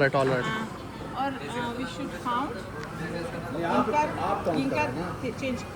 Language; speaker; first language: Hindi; non-native, fluent; Uzbek